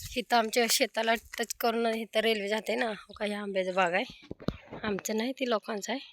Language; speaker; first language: Marathi; non-native, local second language; Kannada